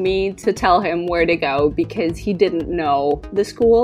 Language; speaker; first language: English; non-native, fluent; Danish